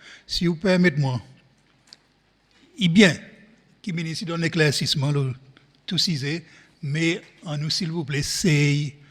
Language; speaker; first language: French; non-native, local second language; Seselwa Creole French